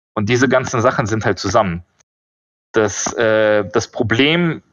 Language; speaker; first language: German; early bilingual, other home language; Russian